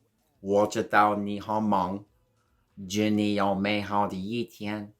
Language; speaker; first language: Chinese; non-native, learner; English